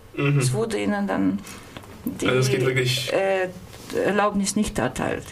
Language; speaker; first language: German; non-native, fluent; Russian